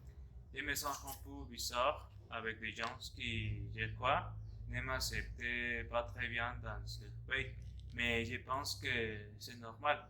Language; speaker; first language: French; non-native, learner; Spanish